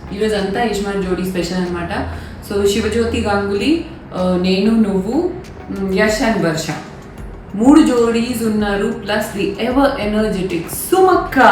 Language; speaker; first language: Telugu; non-native, local second language; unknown